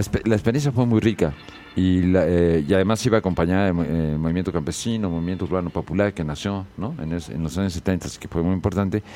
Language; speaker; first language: Spanish; native; Spanish